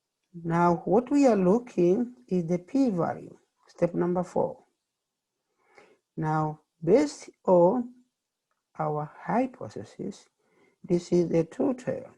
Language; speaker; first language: English; non-native, fluent; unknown